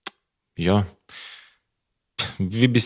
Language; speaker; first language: German; non-native, learner; Croatian